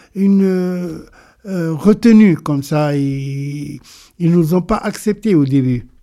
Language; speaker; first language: French; non-native, local second language; Arabic